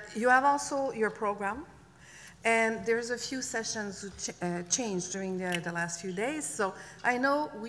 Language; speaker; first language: English; non-native, fluent; French